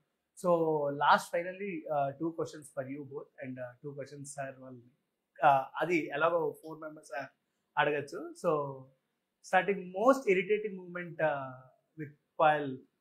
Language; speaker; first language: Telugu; native; Telugu